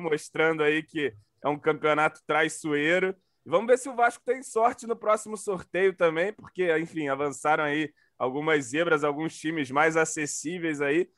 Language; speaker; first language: Portuguese; native; Portuguese